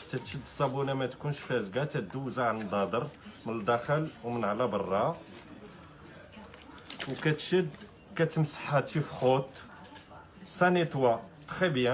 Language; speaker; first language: Arabic; native; Arabic